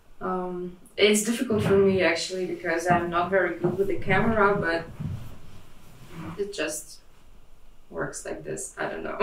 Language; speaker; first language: English; non-native, fluent; Russian